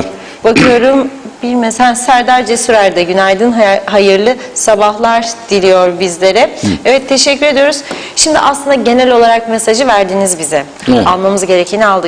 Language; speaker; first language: Turkish; native; Turkish